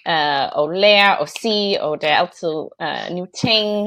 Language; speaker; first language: Danish; non-native, fluent; English